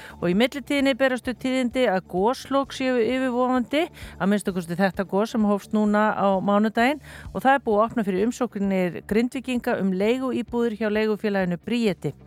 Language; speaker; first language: Icelandic; native; Icelandic